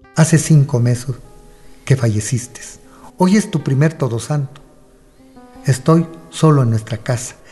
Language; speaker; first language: Spanish; native; Spanish